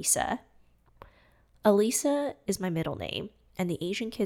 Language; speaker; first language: English; non-native, fluent; Cantonese